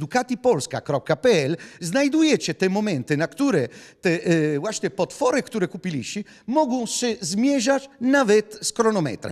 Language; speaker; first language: Polish; non-native, fluent; Italian